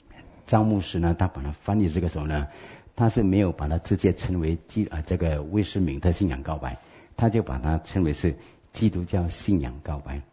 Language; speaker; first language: Chinese; native; Chinese